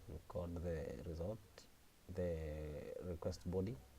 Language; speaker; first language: English; non-native, local second language; Swahili